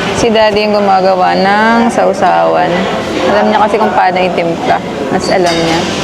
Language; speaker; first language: Filipino; non-native, local second language; Waray